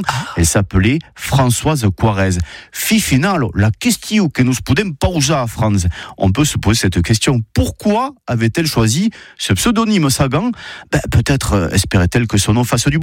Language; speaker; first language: French; native; French